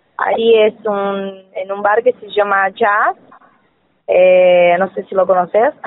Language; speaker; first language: Spanish; non-native, fluent; Portuguese